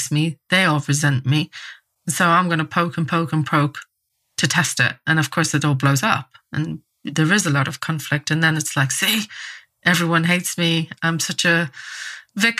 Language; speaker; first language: English; native; English